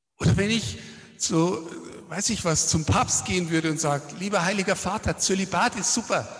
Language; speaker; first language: German; native; German